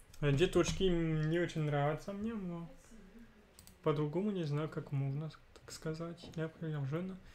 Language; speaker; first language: Russian; non-native, fluent; French